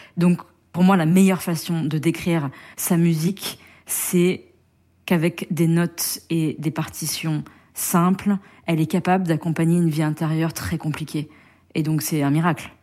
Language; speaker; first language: French; native; French